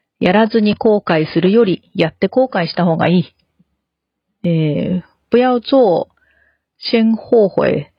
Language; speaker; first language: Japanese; non-native, learner; Chinese